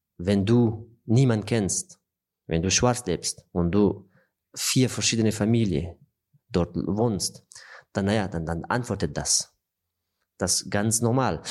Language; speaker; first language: German; non-native, fluent; Persian